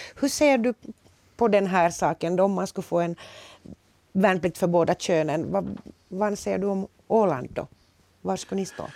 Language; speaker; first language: Swedish; native; Swedish